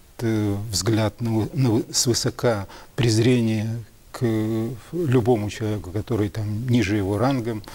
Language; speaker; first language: Russian; native; Russian